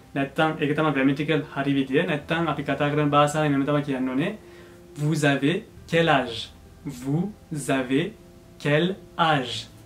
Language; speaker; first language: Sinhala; early bilingual, heritage; Sinhala